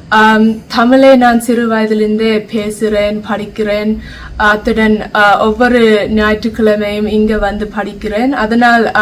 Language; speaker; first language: Tamil; early bilingual, heritage; Tamil